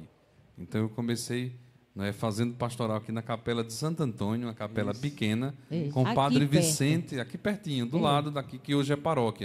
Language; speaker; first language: Portuguese; native; Portuguese